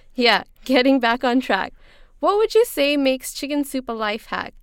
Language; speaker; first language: English; non-native, local second language; Urdu